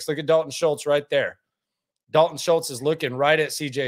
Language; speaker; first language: English; native; English